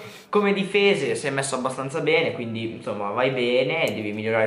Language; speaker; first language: Italian; native; Italian